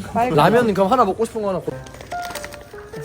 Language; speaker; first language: Korean; native; Korean